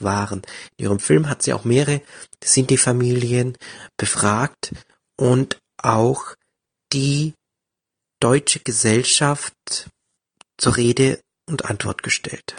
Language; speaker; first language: German; native; German